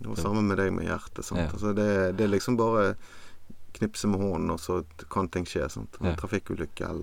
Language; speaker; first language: Norwegian; native; Norwegian